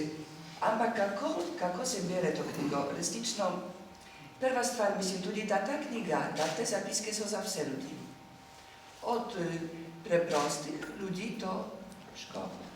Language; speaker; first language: Slovenian; non-native, learner; Polish